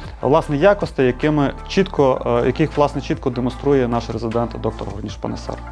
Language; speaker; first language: Ukrainian; native; Ukrainian